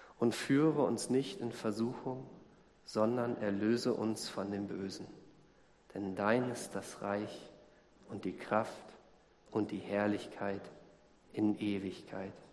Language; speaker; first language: German; native; German